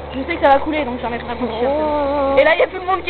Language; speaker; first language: French; native; French